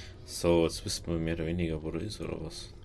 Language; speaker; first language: German; native; German